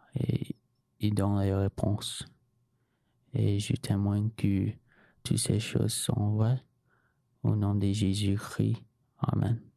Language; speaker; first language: French; non-native, fluent; English